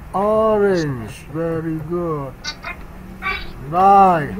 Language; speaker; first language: English; non-native, learner; Vietnamese